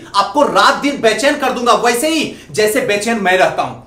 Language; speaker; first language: Hindi; native; Hindi